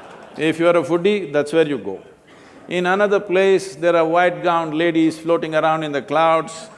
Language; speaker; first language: English; non-native, local second language; Kannada